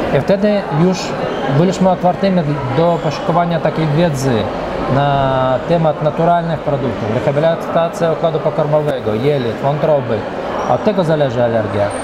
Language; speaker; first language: Polish; early bilingual, heritage; Russian